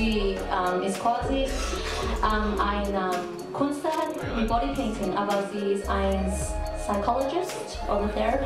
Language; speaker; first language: German; non-native, learner; Cantonese